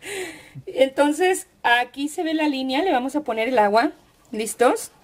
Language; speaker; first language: Spanish; native; Spanish